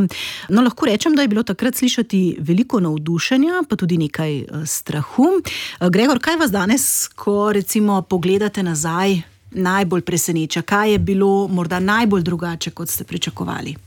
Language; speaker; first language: Slovenian; native; Slovenian